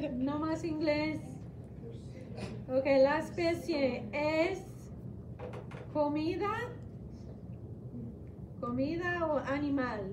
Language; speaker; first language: Spanish; non-native, fluent; English